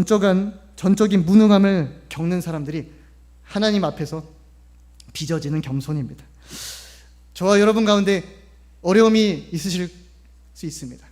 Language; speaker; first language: Korean; native; Korean